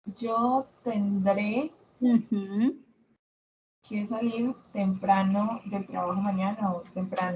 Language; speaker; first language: Spanish; native; Spanish